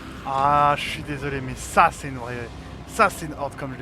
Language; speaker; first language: French; native; French